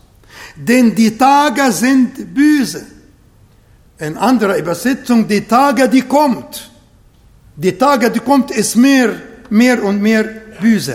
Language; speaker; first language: German; non-native, fluent; Arabic